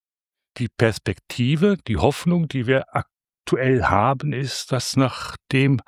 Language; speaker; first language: German; native; German